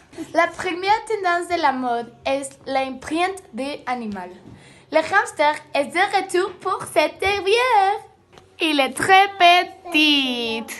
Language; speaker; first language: French; non-native, learner; Spanish